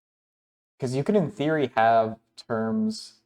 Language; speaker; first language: English; native; English